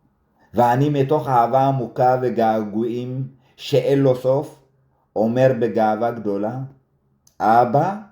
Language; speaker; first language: Hebrew; early bilingual, other home language; Amharic